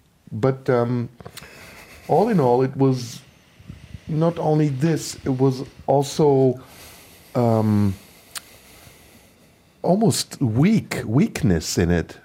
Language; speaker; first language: English; non-native, fluent; Turkish